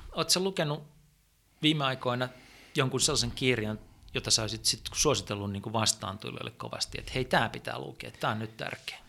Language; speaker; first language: Finnish; native; Finnish